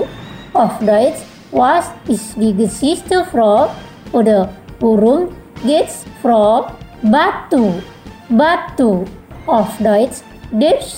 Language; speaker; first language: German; non-native, fluent; Indonesian